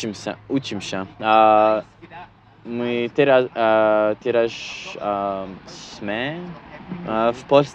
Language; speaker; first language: Slovak; non-native, learner; English